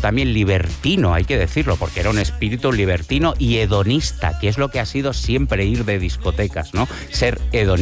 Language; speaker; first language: Spanish; native; Spanish